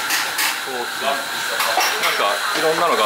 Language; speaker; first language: Japanese; native; Japanese